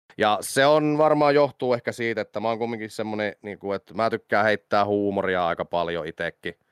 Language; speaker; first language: Finnish; native; Finnish